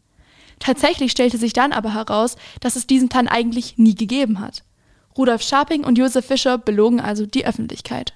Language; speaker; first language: German; native; German